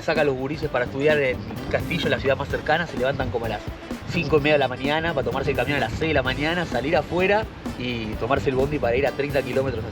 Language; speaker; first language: Spanish; native; Spanish